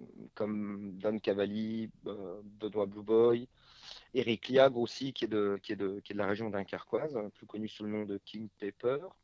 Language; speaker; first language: French; native; French